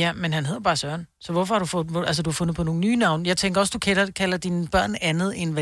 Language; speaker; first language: Danish; native; Danish